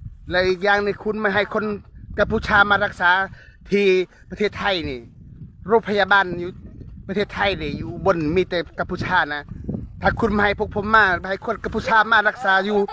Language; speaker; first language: Thai; non-native, learner; Khmer